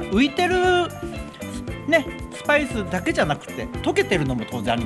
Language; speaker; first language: Japanese; native; Japanese